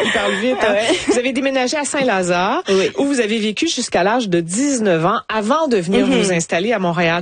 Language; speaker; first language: French; native; French